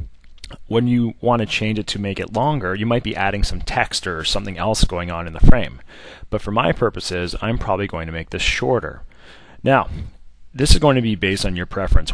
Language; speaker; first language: English; native; English